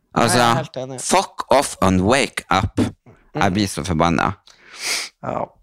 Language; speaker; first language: Norwegian; native; Norwegian